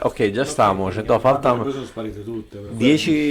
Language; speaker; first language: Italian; native; Italian